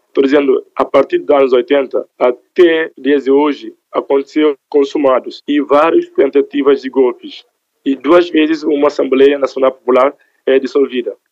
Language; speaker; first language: Portuguese; non-native, local second language; Upper Guinea Crioulo